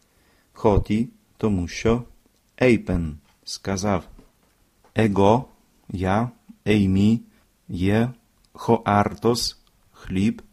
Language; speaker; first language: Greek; non-native, fluent; Ukrainian